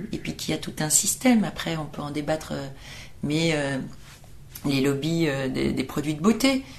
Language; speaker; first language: French; native; French